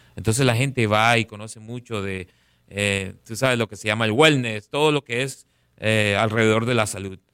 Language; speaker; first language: Spanish; native; Spanish